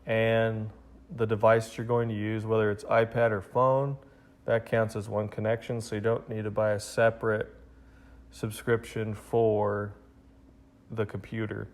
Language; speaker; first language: English; native; English